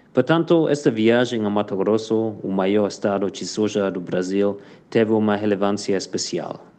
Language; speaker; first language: Portuguese; non-native, fluent; German